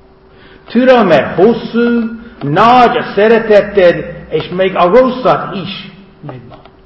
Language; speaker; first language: Hungarian; non-native, fluent; English